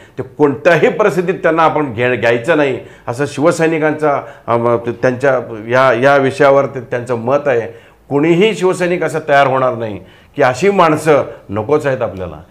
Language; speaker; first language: Marathi; non-native, local second language; Telugu